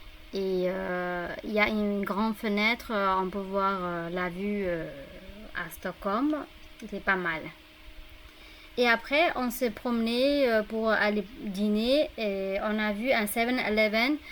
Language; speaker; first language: French; non-native, fluent; Burmese